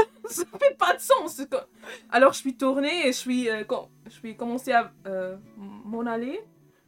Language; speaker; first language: French; non-native, fluent; German